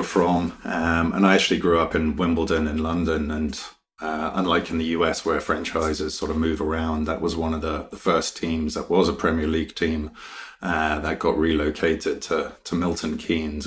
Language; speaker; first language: English; native; English